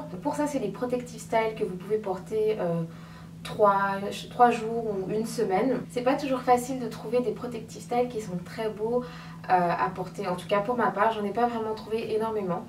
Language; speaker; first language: French; native; French